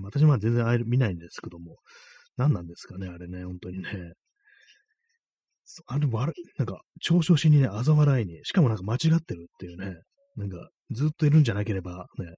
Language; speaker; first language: Japanese; native; Japanese